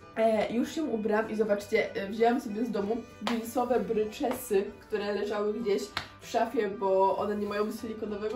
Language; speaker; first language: Polish; native; Polish